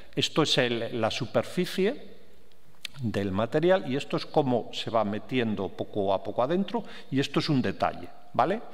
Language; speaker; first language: Spanish; native; Spanish